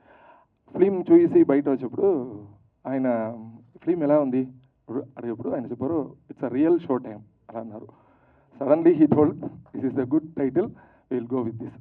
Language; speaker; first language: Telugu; early bilingual, heritage; Telugu